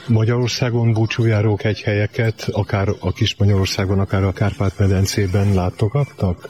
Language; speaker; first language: Hungarian; native; Hungarian